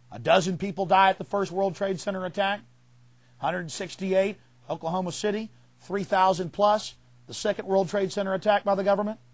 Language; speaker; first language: English; native; English